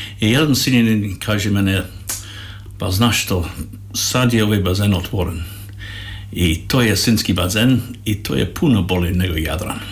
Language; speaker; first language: Croatian; non-native, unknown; English